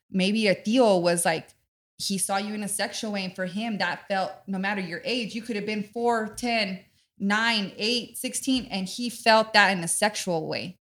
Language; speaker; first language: English; native; English